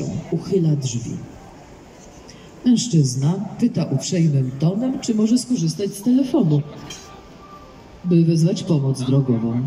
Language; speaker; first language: Polish; native; Polish